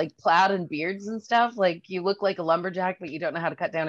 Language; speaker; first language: English; native; English